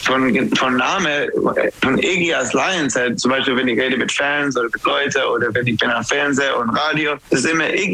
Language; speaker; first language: German; non-native, learner; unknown